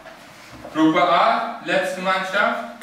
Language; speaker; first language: German; early bilingual, other home language; Turkish